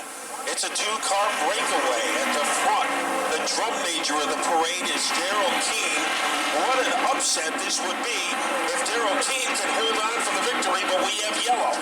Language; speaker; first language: English; native; English